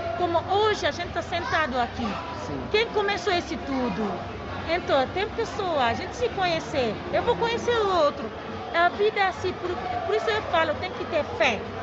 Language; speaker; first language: Portuguese; non-native, learner; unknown